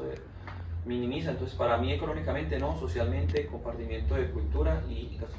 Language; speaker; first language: Spanish; native; Spanish